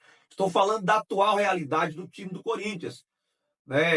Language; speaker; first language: Portuguese; native; Portuguese